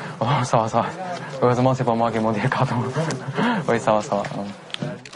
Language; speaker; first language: French; non-native, learner; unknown